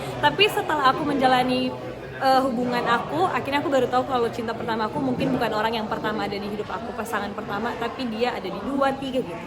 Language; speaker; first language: Indonesian; native; Indonesian